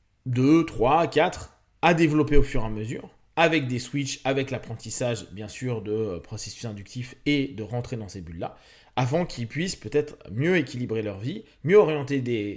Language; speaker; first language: French; native; French